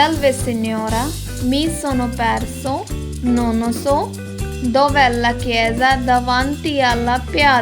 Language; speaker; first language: Italian; non-native, learner; Hindi